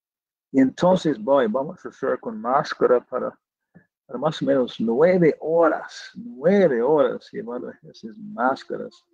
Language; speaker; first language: Spanish; non-native, fluent; English